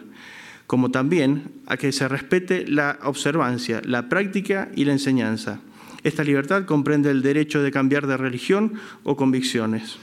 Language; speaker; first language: Spanish; native; Spanish